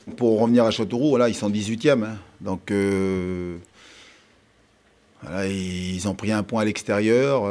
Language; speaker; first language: French; native; French